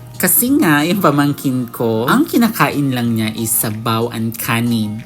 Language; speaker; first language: Filipino; non-native, local second language; Cebuano